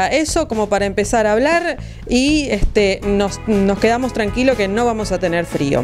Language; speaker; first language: Spanish; native; Spanish